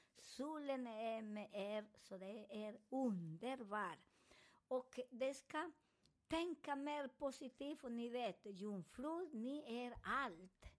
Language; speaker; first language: Swedish; non-native, fluent; Spanish